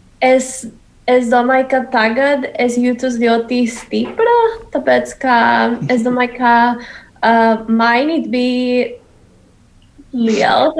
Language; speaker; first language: Latvian; non-native, learner; Spanish